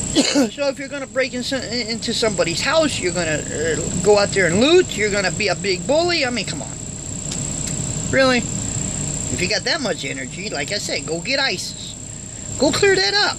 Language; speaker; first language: English; native; English